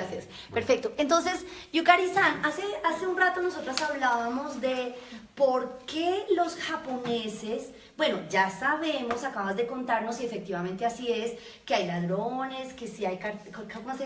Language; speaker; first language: Spanish; native; Spanish